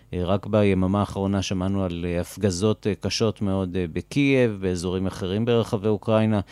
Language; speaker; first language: Hebrew; native; Hebrew